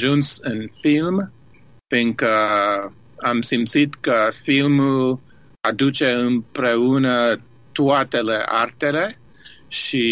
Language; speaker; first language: Romanian; early bilingual, heritage; Romanian